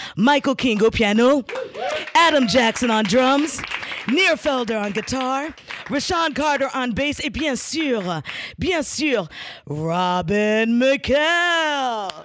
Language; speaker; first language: French; early bilingual, other home language; English